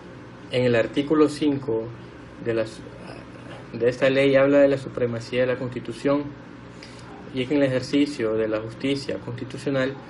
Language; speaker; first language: Spanish; native; Spanish